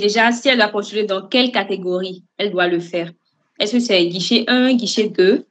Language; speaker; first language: French; native; French